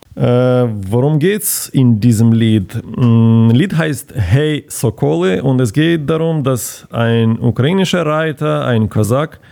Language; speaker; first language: German; non-native, fluent; Ukrainian